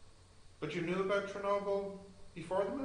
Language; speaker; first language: English; native; English